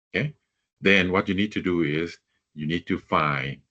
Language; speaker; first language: English; non-native, fluent; Thai